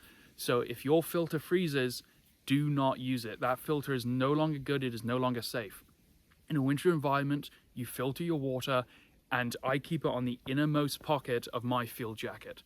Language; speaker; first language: English; native; English